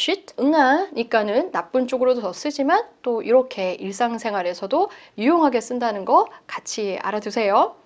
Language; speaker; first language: Korean; native; Korean